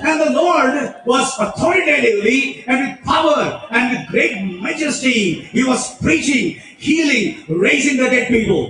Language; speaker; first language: English; non-native, local second language; Telugu